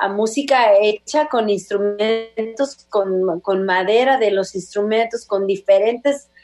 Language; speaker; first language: Spanish; native; Spanish